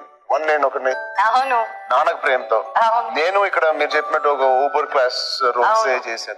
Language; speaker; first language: Telugu; native; Telugu